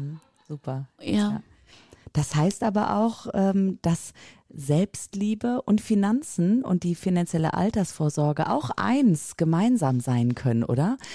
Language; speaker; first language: German; native; German